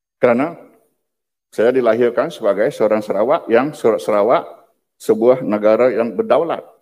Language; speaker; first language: Malay; non-native, local second language; Iban